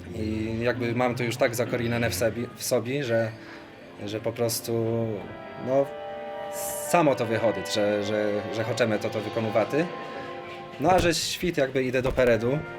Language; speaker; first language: Polish; non-native, local second language; Rusyn